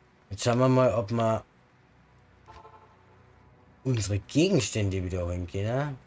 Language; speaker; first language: German; native; German